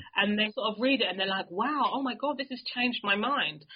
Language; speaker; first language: English; native; English